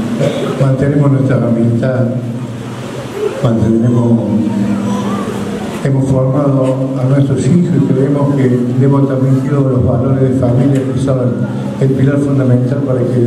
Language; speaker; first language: Spanish; native; Spanish